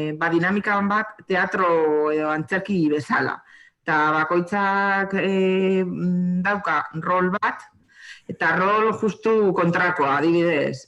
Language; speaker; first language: Basque; non-native, local second language; Spanish